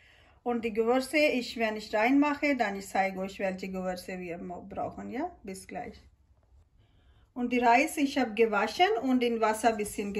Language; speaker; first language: German; non-native, learner; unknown